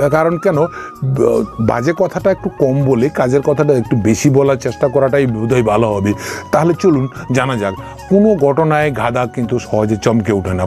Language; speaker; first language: Bangla; non-native, local second language; Kok Borok